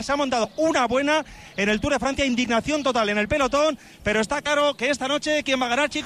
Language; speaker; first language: Spanish; native; Spanish